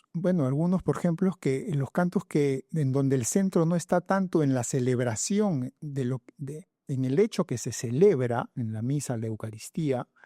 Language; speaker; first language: Spanish; native; Spanish